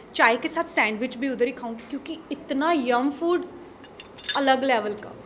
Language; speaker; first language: Hindi; non-native, local second language; Punjabi